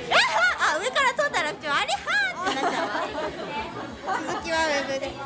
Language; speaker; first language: Japanese; native; Japanese